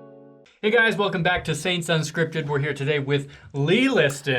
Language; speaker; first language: English; native; English